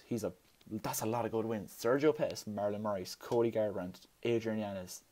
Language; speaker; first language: English; native; English